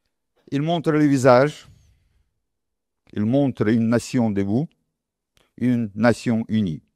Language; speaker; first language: French; non-native, local second language; Ukrainian